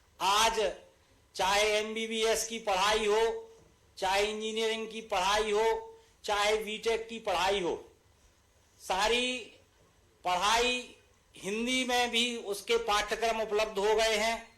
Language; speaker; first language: Hindi; native; Hindi